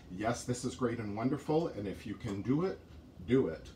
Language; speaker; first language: English; native; English